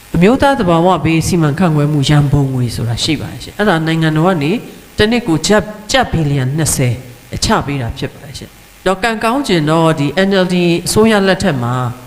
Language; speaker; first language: Burmese; native; Burmese